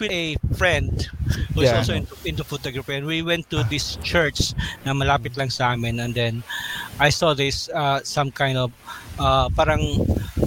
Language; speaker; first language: English; non-native, local second language; Cebuano